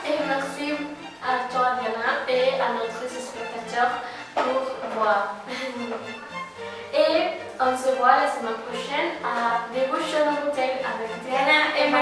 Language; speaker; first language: French; non-native, learner; Spanish